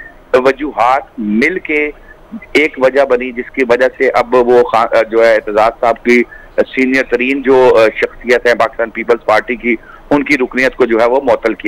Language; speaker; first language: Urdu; non-native, local second language; Punjabi